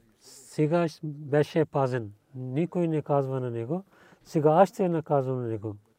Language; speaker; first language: Bulgarian; non-native, learner; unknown